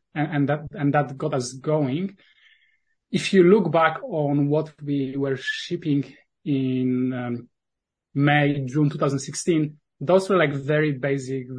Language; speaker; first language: English; non-native, fluent; Polish